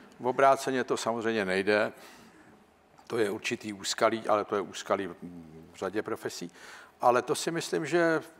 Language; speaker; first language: Czech; native; Czech